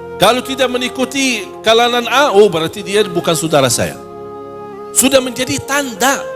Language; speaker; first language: Malay; non-native, fluent; Arabic